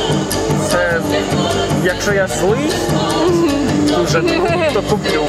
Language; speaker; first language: Ukrainian; non-native, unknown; English